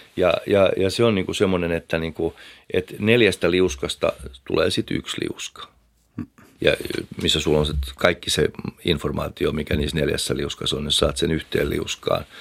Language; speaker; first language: Finnish; native; Finnish